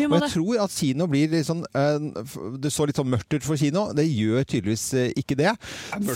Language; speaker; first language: Norwegian; native; Norwegian